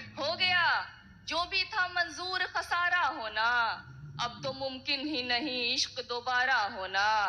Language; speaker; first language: Urdu; native; Urdu